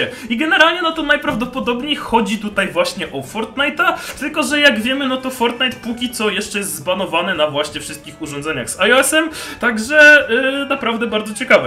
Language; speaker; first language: Polish; native; Polish